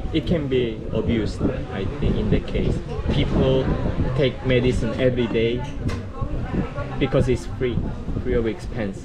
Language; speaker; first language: English; non-native, fluent; Korean